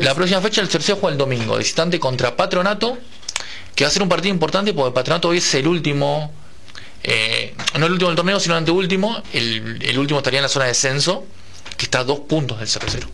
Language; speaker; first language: Spanish; native; Spanish